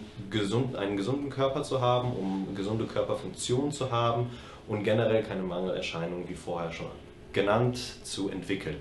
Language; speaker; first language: German; native; German